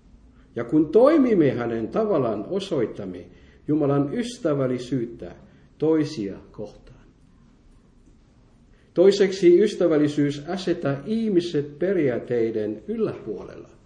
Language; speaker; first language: Finnish; non-native, fluent; French